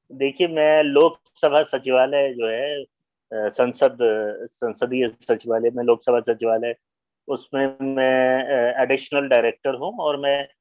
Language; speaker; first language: Hindi; native; Hindi